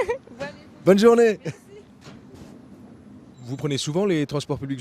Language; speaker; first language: French; native; French